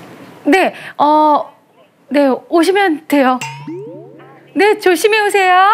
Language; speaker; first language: Korean; native; Korean